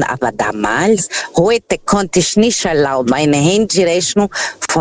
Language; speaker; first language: German; non-native, fluent; Portuguese